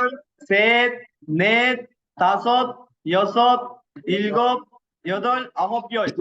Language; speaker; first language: Korean; non-native, fluent; Kyrgyz